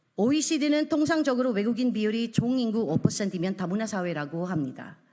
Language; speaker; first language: Korean; non-native, fluent; Filipino